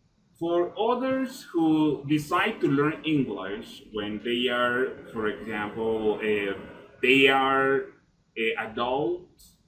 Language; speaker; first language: English; non-native, fluent; Spanish